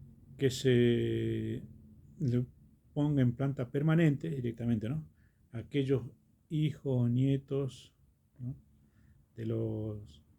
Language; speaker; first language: Spanish; native; Spanish